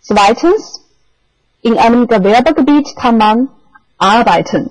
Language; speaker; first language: German; non-native, fluent; Chinese